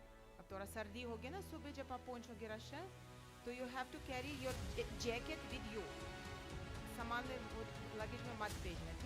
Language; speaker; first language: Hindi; non-native, fluent; Russian